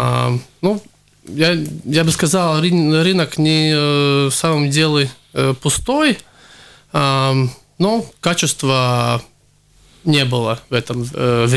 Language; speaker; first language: Russian; non-native, local second language; Latvian